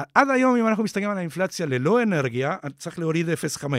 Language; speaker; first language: Hebrew; non-native, fluent; Spanish